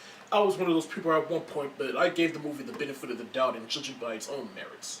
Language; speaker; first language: English; native; English